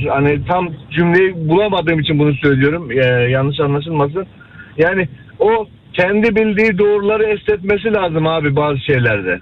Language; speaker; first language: Turkish; native; Turkish